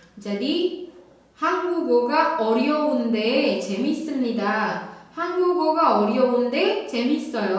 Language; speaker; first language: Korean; non-native, fluent; Indonesian